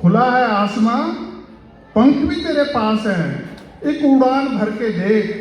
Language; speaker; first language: Hindi; non-native, local second language; Punjabi